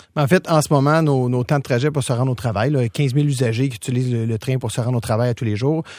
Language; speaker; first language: French; native; French